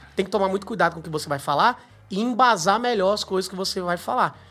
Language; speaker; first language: Portuguese; native; Portuguese